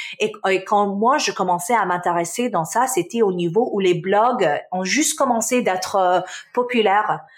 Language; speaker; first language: French; non-native, local second language; Arabic